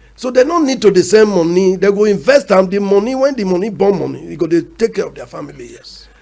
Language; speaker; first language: Nigerian Pidgin; non-native, local second language; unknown